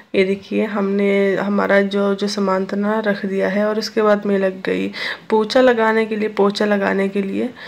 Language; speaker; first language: Hindi; non-native, local second language; Assamese